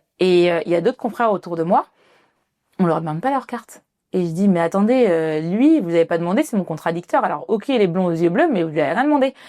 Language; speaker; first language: French; early bilingual, other home language; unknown